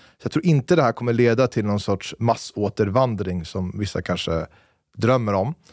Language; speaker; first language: Swedish; native; Swedish